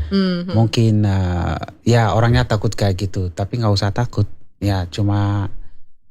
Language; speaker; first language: Indonesian; non-native, learner; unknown